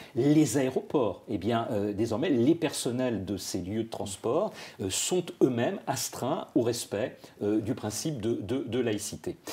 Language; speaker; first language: French; native; French